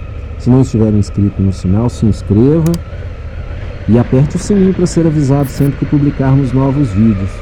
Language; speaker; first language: Portuguese; native; Portuguese